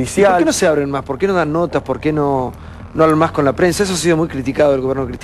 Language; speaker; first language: Spanish; native; Spanish